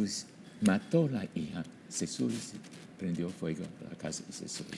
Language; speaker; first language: Spanish; non-native, fluent; English